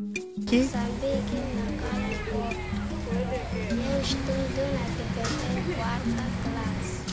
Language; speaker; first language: Portuguese; non-native, local second language; Makhuwa